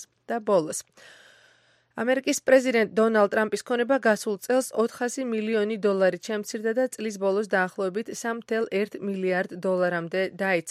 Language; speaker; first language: Georgian; native; Georgian